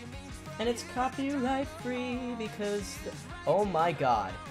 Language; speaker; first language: English; native; English